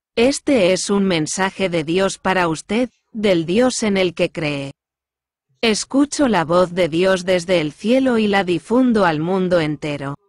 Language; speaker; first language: Spanish; non-native, fluent; Korean